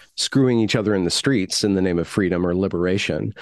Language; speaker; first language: English; native; English